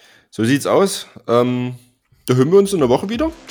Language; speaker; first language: German; native; German